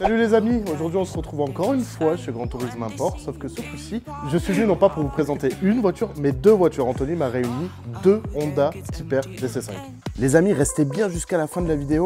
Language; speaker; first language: French; native; French